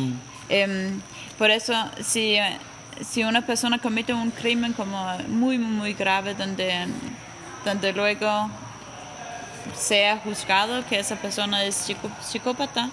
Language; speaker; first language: Spanish; non-native, fluent; Danish